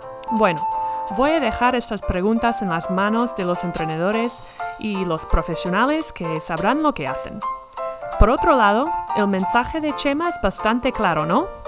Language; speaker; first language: Spanish; non-native, fluent; English